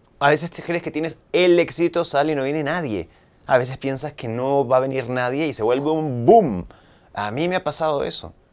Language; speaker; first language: Spanish; native; Spanish